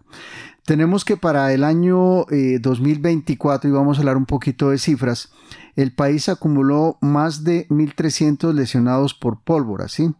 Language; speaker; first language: Spanish; native; Spanish